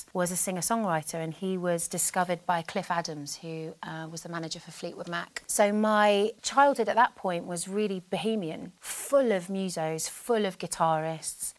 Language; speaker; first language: English; native; English